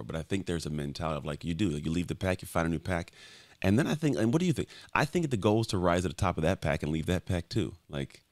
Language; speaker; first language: English; native; English